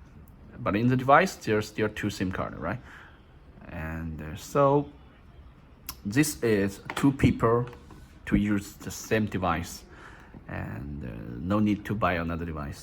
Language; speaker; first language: English; non-native, learner; Chinese